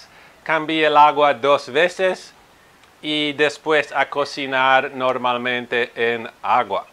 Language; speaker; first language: Spanish; non-native, fluent; Italian